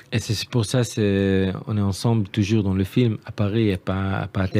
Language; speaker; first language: French; non-native, learner; Hebrew